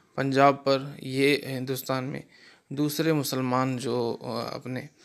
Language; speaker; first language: Urdu; non-native, local second language; Sindhi